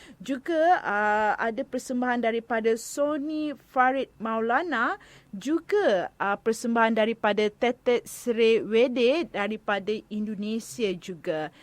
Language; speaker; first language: Malay; native; Malay